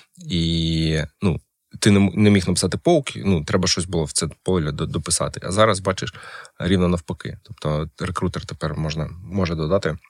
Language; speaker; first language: Ukrainian; non-native, local second language; Russian